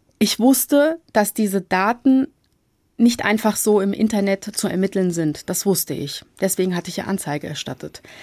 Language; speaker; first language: German; early bilingual, other home language; Turkish